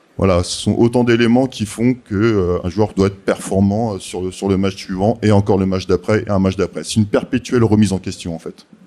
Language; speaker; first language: French; native; French